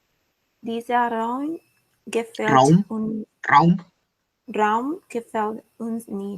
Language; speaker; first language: German; non-native, learner; Spanish